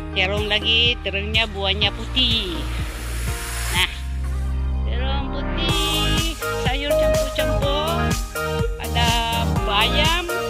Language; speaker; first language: Malay; non-native, fluent; Filipino